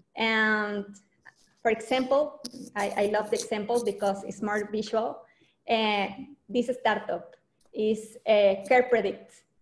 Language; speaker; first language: English; non-native, learner; Spanish